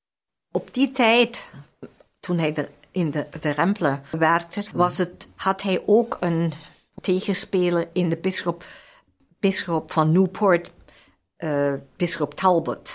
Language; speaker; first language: Dutch; non-native, fluent; German